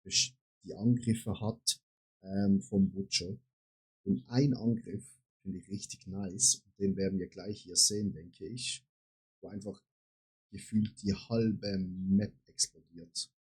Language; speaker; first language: German; native; German